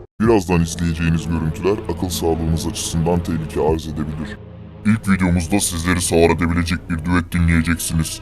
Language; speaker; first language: Turkish; native; Turkish